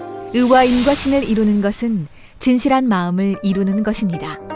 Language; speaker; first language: Korean; native; Korean